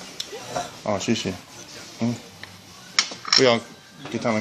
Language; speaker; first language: Chinese; non-native, fluent; English